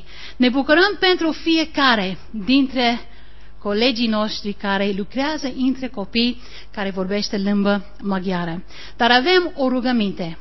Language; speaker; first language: Romanian; non-native, learner; English